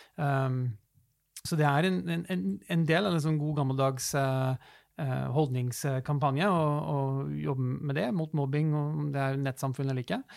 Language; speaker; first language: Norwegian; early bilingual, other home language; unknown